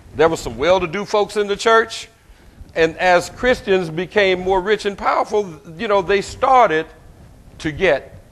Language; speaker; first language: English; native; English